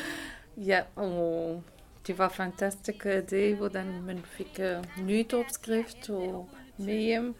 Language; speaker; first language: Danish; non-native, learner; Arabic